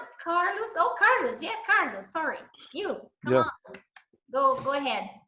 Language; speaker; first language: English; non-native, fluent; Portuguese